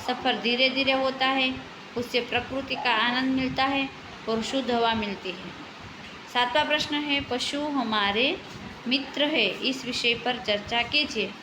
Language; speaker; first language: Hindi; non-native, local second language; Gujarati